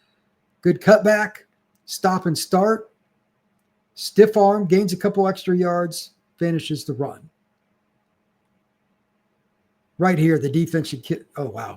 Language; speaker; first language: English; native; English